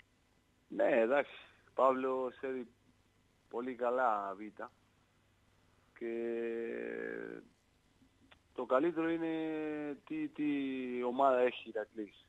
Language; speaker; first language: Greek; non-native, learner; Spanish